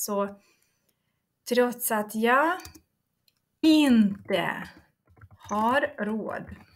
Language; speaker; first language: Swedish; non-native, fluent; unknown